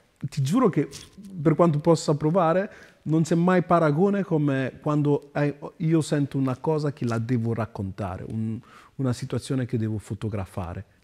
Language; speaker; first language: Italian; early bilingual, other home language; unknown